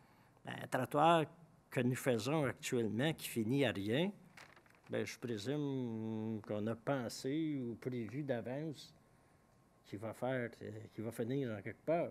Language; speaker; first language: French; native; French